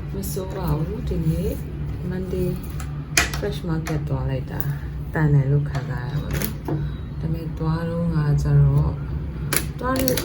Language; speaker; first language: Burmese; non-native, local second language; Shan